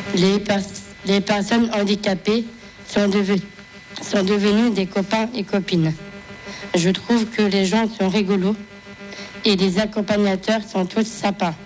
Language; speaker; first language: French; native; French